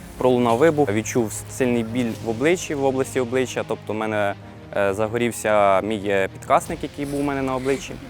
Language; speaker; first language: Ukrainian; native; Ukrainian